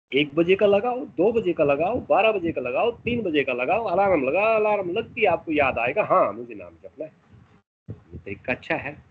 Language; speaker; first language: Hindi; native; Hindi